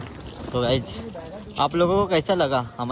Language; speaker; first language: Hindi; non-native, local second language; Marathi